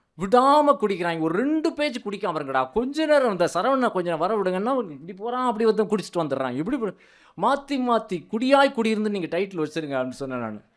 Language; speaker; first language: Tamil; native; Tamil